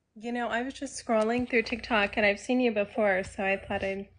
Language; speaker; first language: English; native; English